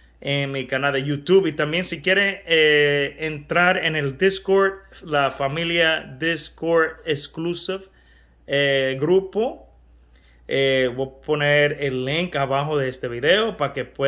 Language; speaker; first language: Spanish; early bilingual, heritage; Spanish